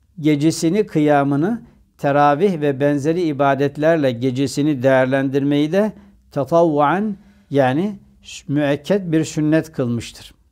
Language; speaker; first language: Turkish; native; Turkish